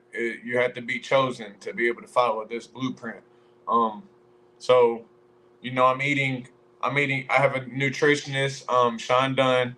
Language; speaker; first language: English; native; English